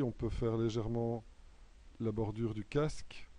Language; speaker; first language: French; native; French